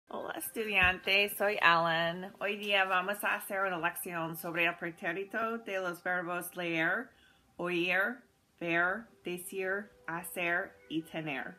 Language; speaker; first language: Spanish; non-native, fluent; English